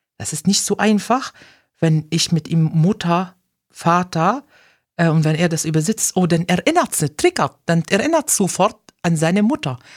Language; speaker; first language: German; non-native, fluent; Arabic